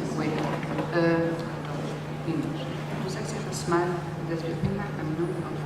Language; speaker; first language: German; non-native, learner; Kabyle